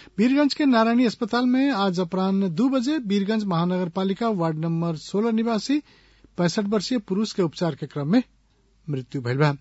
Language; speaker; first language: Bhojpuri; non-native, local second language; Nepali